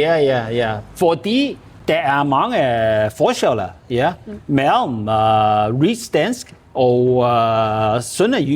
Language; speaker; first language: Danish; non-native, learner; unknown